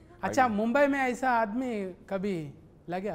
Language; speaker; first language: Hindi; non-native, local second language; Telugu